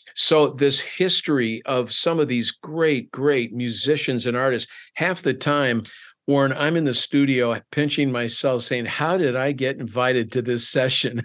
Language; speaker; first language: English; native; English